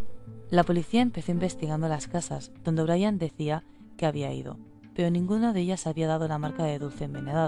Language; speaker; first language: Spanish; native; Spanish